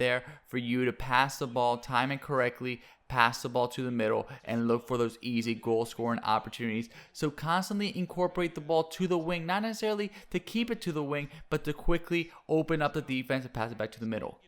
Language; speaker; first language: English; native; English